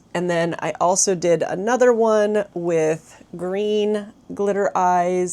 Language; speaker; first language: English; native; English